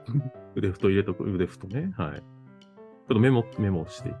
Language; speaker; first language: Japanese; native; Japanese